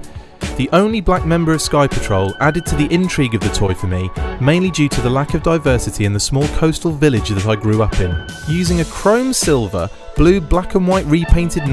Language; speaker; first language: English; native; English